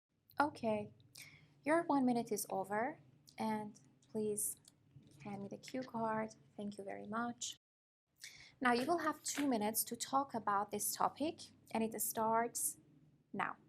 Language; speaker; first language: English; non-native, fluent; Persian